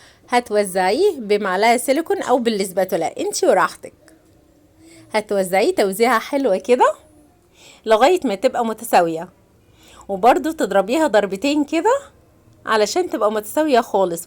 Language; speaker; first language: Arabic; native; Arabic